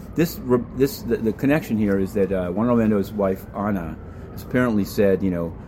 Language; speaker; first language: English; native; English